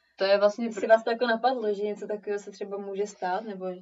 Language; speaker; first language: Czech; native; Czech